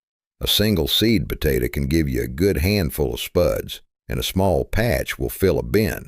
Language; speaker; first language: English; native; English